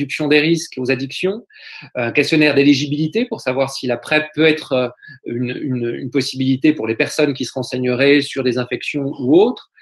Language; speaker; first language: French; native; French